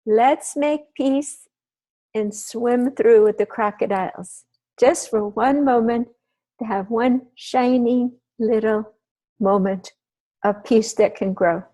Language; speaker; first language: English; native; English